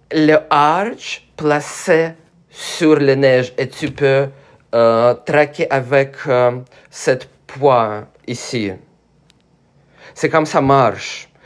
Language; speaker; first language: French; non-native, learner; Russian